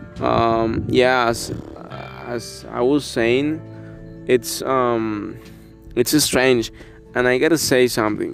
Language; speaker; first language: English; non-native, learner; Spanish